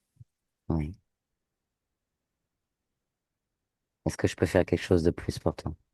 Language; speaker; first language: French; native; French